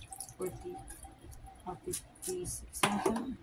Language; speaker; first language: English; non-native, local second language; Filipino